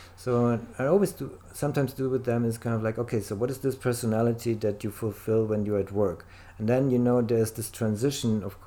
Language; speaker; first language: English; non-native, fluent; German